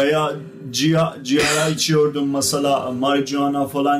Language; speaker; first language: Turkish; non-native, fluent; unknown